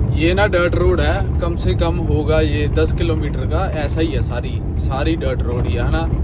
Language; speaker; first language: Hindi; non-native, local second language; Punjabi